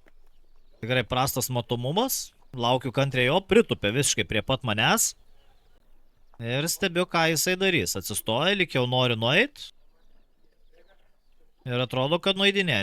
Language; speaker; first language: Lithuanian; native; Lithuanian